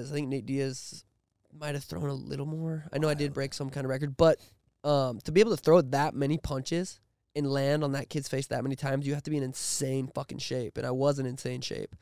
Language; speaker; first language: English; native; English